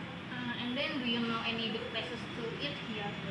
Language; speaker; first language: English; non-native, learner; Indonesian